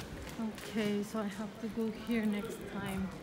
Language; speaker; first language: English; non-native, local second language; Filipino